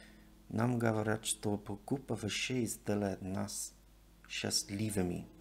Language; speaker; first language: Russian; non-native, learner; English